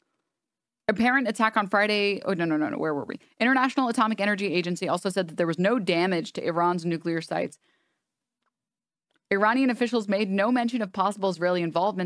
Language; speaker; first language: English; native; English